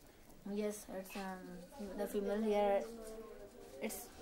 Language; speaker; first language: English; non-native, learner; Hindi